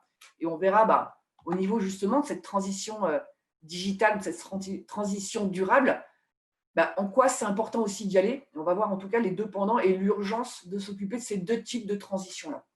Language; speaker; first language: French; native; French